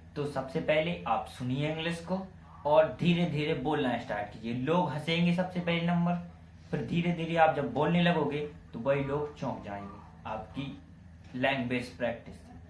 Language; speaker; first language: Hindi; native; Hindi